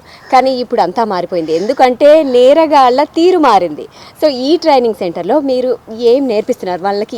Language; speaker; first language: Telugu; native; Telugu